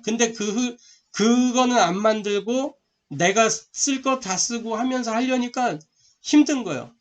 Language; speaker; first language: Korean; native; Korean